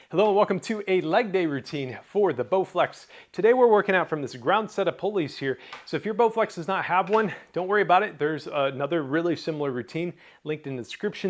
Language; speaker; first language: English; native; English